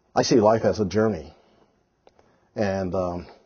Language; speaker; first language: English; native; English